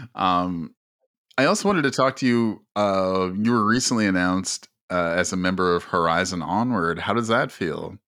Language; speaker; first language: English; native; English